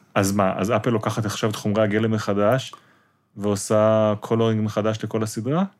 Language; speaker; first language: Hebrew; native; Hebrew